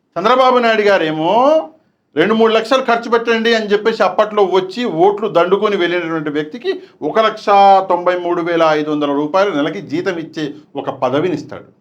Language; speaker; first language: Telugu; non-native, local second language; Urdu